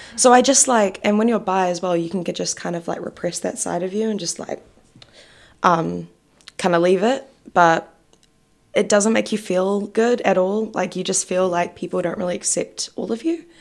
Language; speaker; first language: English; native; English